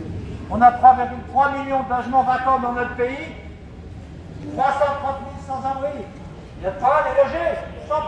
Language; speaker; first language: French; native; French